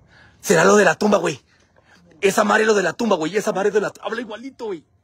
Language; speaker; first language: Spanish; native; Spanish